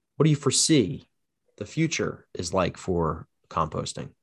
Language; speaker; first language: English; native; English